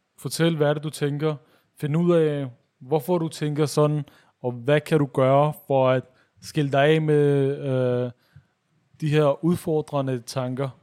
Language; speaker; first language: Danish; early bilingual, other home language; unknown